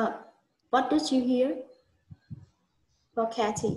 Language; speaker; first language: English; non-native, learner; Vietnamese